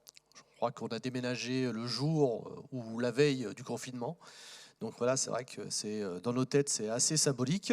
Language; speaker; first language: French; native; French